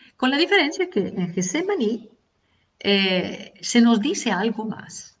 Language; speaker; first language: Spanish; non-native, fluent; Italian